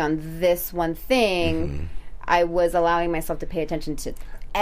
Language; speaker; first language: English; early bilingual, other home language; Spanish